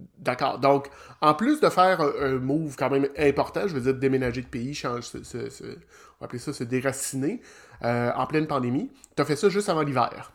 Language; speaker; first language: French; native; French